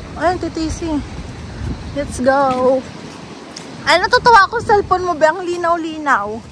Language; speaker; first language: Filipino; native; Filipino